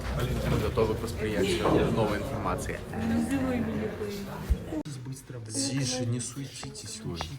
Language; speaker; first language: Russian; native; Russian